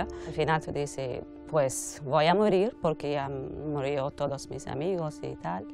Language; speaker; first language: Spanish; non-native, fluent; Arabic